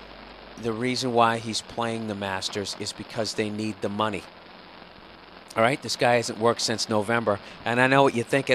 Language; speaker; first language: English; native; English